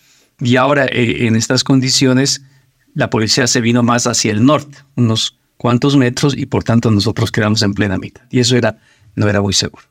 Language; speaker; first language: Spanish; native; Spanish